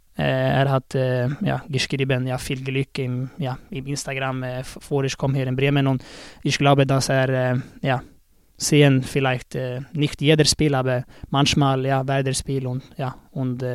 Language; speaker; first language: German; non-native, learner; Swedish